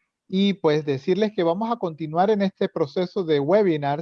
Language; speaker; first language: Spanish; native; Spanish